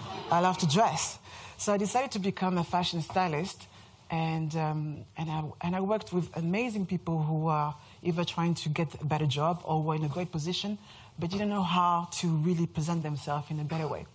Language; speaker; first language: English; non-native, fluent; French